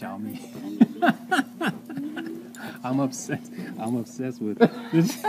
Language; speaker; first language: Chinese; non-native, fluent; English